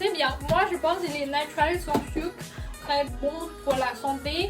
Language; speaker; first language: French; non-native, learner; Chinese